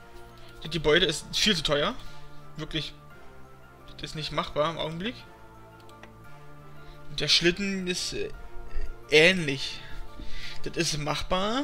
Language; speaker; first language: German; native; German